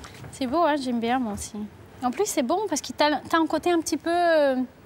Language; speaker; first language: French; non-native, fluent; Portuguese